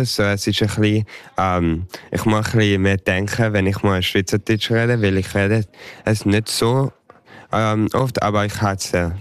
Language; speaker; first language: German; early bilingual, heritage; English